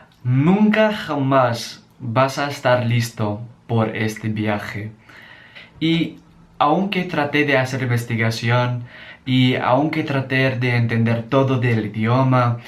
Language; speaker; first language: Spanish; non-native, learner; English